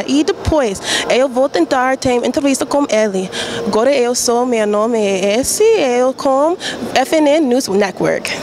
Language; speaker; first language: Portuguese; non-native, learner; English